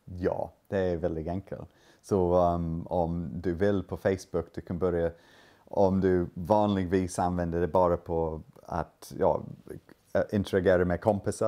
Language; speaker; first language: Swedish; non-native, fluent; English